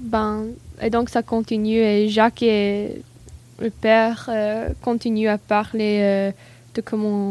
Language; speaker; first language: French; non-native, learner; English